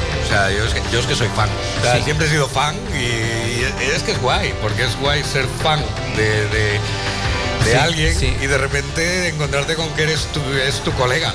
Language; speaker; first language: Spanish; native; Spanish